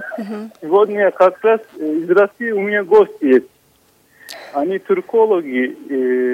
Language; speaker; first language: Russian; non-native, fluent; Turkish